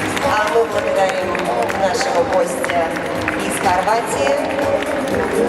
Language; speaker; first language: Russian; native; Russian